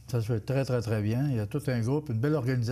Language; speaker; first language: French; native; French